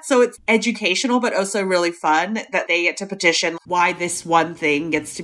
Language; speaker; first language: English; non-native, local second language; Cantonese